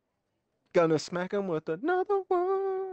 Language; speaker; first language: English; native; English